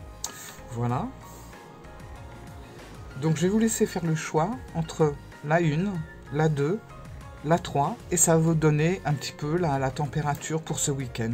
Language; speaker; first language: French; native; French